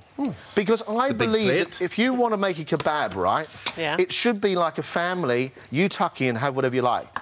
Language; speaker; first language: English; native; English